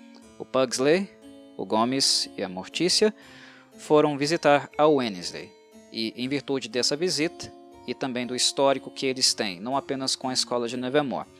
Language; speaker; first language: Portuguese; native; Portuguese